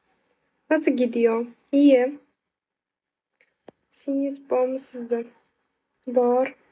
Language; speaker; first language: Turkish; non-native, learner; Uzbek